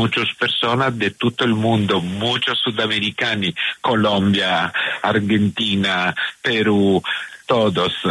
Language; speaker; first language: Spanish; non-native, learner; Italian